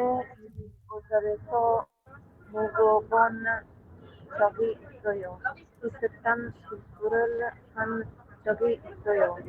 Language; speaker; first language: Korean; non-native, learner; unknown